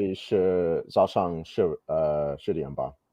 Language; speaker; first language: Chinese; non-native, learner; English